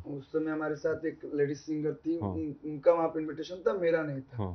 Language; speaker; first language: Hindi; native; Hindi